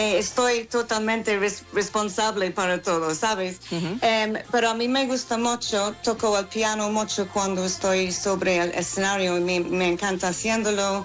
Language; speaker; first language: Spanish; non-native, fluent; English